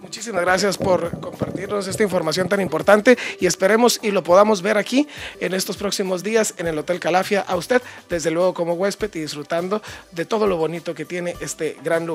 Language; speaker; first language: Spanish; native; Spanish